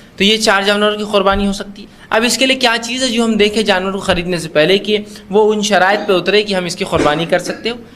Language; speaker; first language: Urdu; native; Urdu